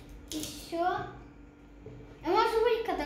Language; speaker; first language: Russian; early bilingual, heritage; Tajik